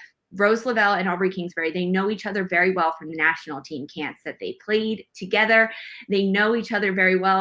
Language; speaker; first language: English; native; English